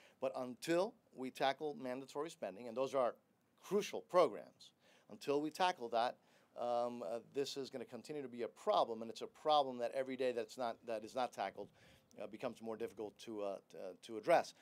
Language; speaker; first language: English; early bilingual, other home language; Spanish